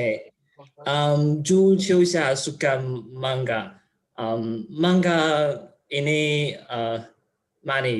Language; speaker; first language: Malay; non-native, learner; Chinese